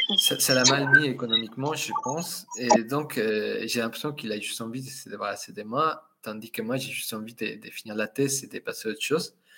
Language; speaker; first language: French; non-native, fluent; Spanish